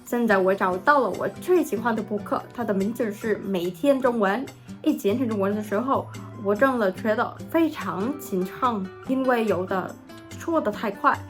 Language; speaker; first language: Chinese; non-native, learner; Vietnamese